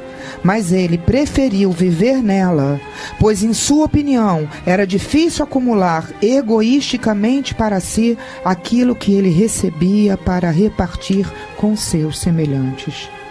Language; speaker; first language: Portuguese; native; Portuguese